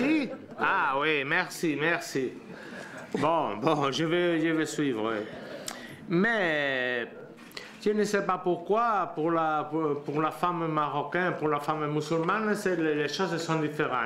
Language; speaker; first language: French; non-native, learner; Spanish